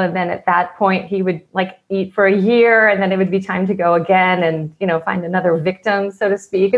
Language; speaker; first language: English; native; English